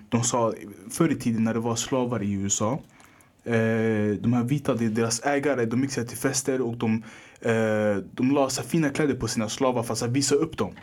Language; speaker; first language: Swedish; early bilingual, other home language; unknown